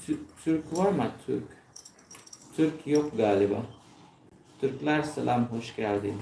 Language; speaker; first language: Turkish; non-native, learner; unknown